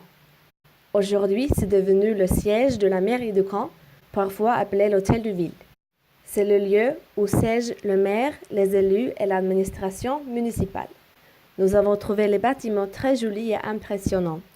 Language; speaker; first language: French; non-native, learner; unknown